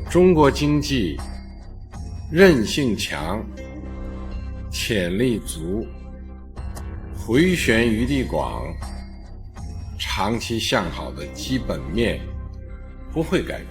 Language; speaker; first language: Chinese; native; Chinese